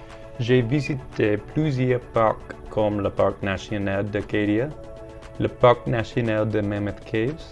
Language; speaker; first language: French; non-native, learner; English